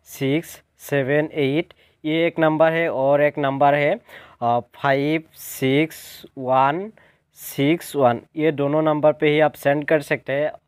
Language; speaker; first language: Hindi; non-native, local second language; Assamese